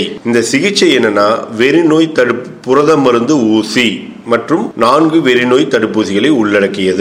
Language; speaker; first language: Tamil; native; Tamil